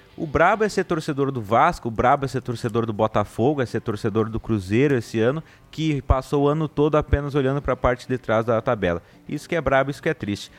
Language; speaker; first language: Portuguese; native; Portuguese